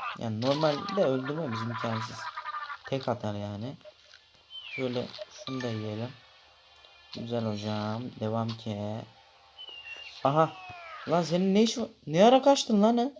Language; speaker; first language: Turkish; native; Turkish